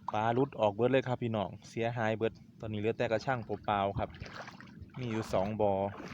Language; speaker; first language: Thai; native; Thai